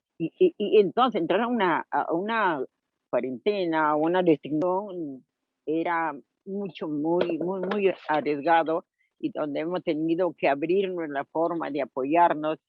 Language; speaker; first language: Spanish; native; Spanish